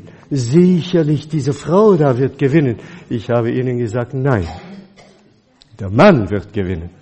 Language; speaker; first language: German; non-native, fluent; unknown